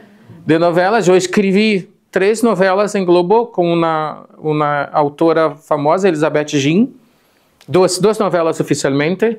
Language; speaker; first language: Spanish; non-native, fluent; Portuguese